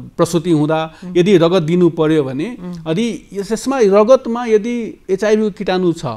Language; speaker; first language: Nepali; non-native, local second language; Maithili